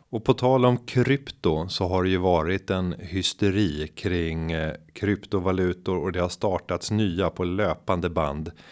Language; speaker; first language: Swedish; native; Swedish